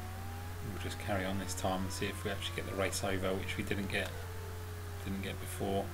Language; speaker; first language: English; native; English